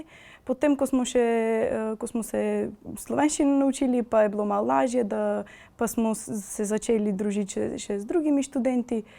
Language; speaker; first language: Slovenian; non-native, fluent; Macedonian